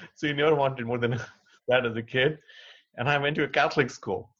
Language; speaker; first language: English; non-native, local second language; Hindi